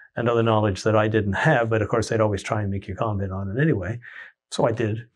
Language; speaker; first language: English; native; English